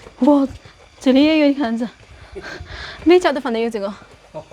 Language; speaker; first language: Chinese; native; Chinese